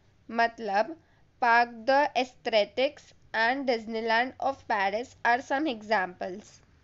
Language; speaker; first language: English; non-native, local second language; Hindi